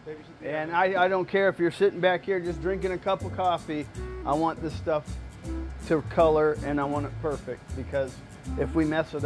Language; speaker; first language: English; native; English